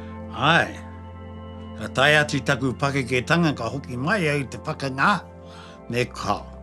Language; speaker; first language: Māori; native; Māori